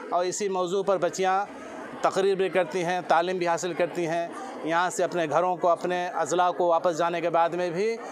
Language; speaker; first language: Urdu; native; Urdu